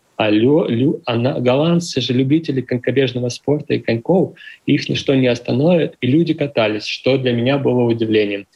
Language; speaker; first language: Russian; native; Russian